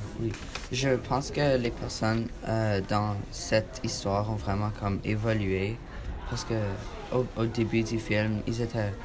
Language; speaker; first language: French; non-native, learner; English